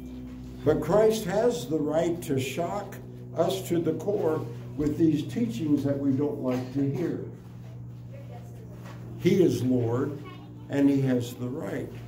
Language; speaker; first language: English; native; English